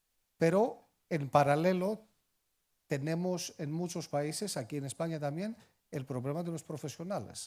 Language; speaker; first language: Spanish; non-native, fluent; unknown